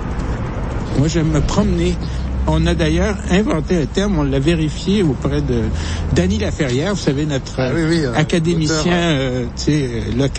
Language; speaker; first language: French; native; French